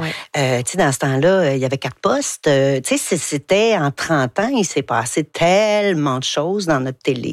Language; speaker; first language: French; native; French